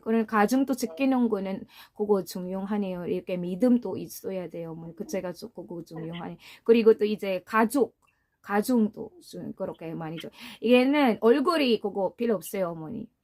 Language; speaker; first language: Korean; non-native, fluent; Filipino